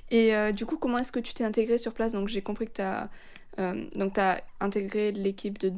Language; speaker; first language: French; native; French